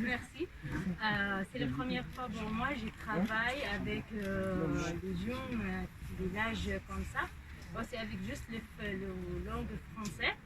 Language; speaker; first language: French; non-native, learner; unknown